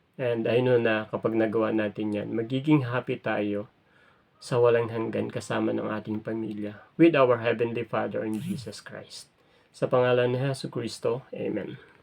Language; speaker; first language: Filipino; native; Filipino